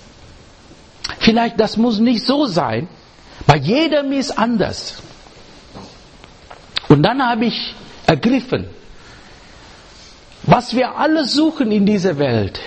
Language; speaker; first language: German; non-native, learner; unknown